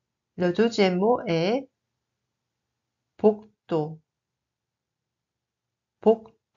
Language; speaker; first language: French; non-native, fluent; Korean